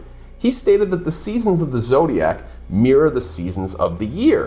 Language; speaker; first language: English; native; English